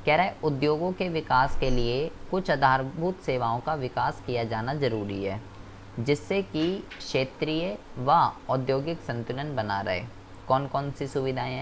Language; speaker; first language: Hindi; native; Hindi